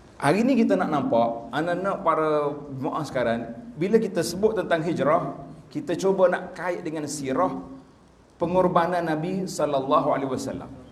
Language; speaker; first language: Malay; native; Malay